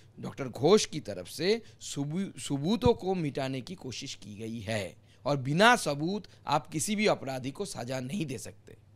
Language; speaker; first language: Hindi; non-native, local second language; Bangla